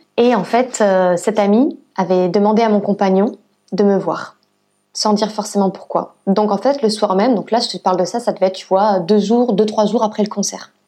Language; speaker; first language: French; native; French